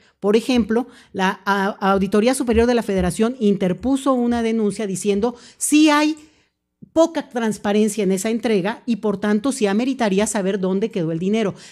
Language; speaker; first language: Spanish; native; Spanish